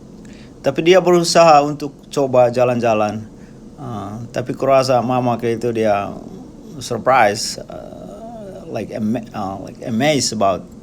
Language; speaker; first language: Indonesian; non-native, local second language; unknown